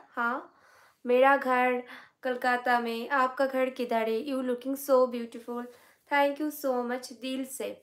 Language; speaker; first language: Hindi; non-native, local second language; Bangla